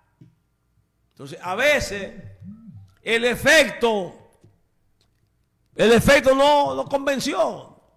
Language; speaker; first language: Spanish; native; Spanish